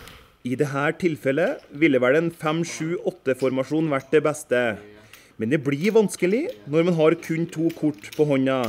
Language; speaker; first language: Norwegian; native; Norwegian